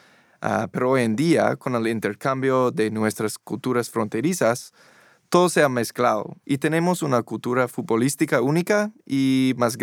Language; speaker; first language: Spanish; non-native, fluent; English